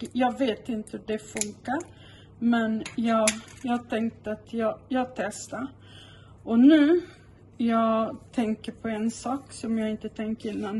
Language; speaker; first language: Swedish; non-native, local second language; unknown